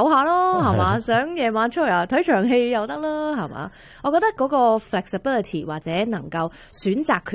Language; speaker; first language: Cantonese; native; Cantonese